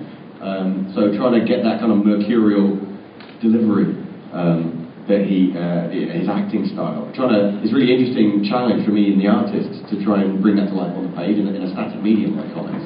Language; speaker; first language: English; native; English